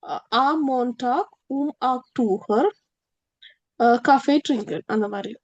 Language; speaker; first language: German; non-native, fluent; Tamil